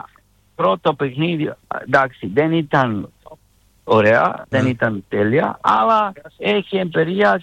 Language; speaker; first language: Greek; non-native, learner; Serbian